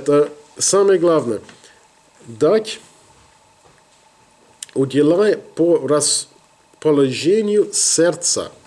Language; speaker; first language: Russian; non-native, learner; English